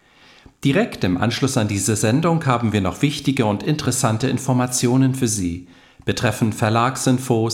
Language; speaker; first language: German; native; German